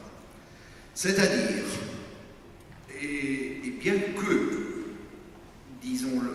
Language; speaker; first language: French; non-native, fluent; German